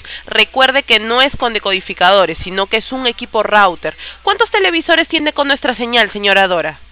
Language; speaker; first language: Spanish; native; Spanish